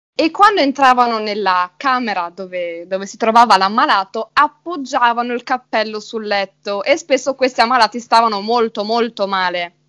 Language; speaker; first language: Italian; native; Italian